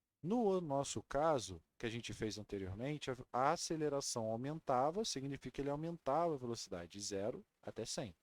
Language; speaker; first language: Portuguese; native; Portuguese